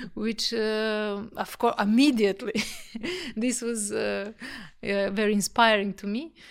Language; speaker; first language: English; non-native, fluent; Serbian